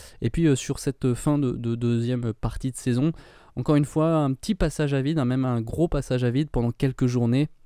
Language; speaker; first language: French; native; French